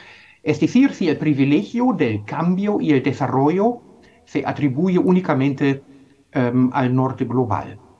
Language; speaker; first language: Spanish; non-native, fluent; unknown